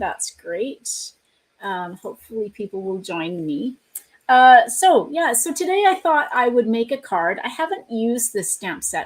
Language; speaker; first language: English; native; English